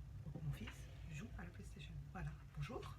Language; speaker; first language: French; native; French